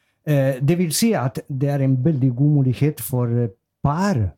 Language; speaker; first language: Norwegian; non-native, learner; Spanish